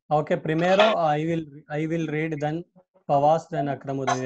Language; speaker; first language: English; non-native, local second language; Hindi